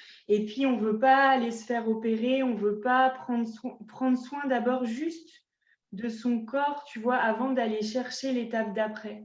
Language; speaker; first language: French; native; French